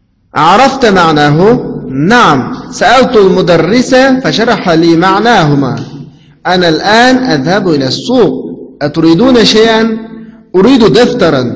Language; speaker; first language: Arabic; non-native, fluent; Uzbek